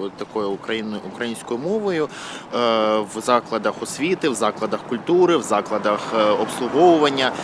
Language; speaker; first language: Ukrainian; non-native, local second language; Russian